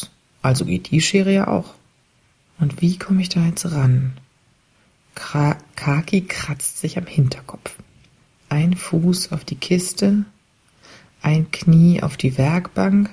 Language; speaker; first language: German; native; German